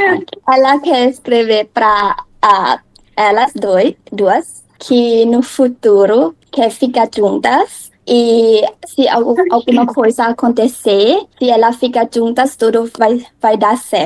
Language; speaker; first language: Portuguese; non-native, learner; Thai